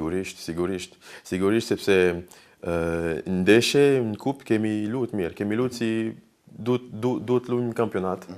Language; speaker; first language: Albanian; non-native, learner; French